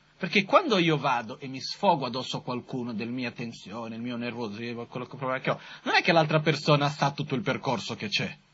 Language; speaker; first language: Italian; non-native, fluent; Portuguese